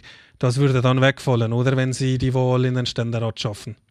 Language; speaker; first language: German; native; German